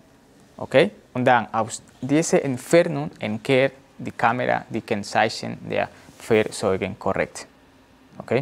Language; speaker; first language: German; non-native, learner; Spanish